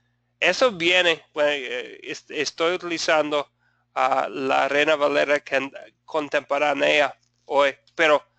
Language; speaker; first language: Spanish; non-native, fluent; English